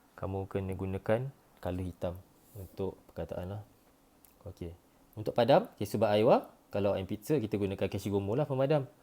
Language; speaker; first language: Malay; native; Malay